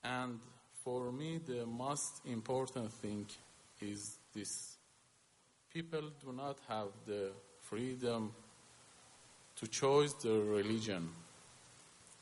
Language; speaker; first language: English; non-native, learner; Persian